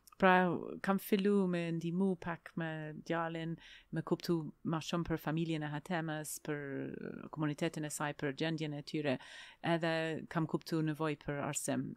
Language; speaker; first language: Albanian; non-native, fluent; English